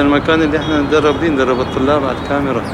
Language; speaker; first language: Arabic; native; Arabic